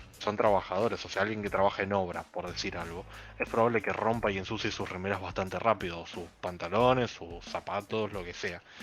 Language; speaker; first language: Spanish; native; Spanish